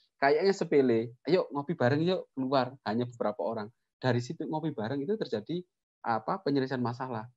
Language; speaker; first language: Indonesian; non-native, local second language; Javanese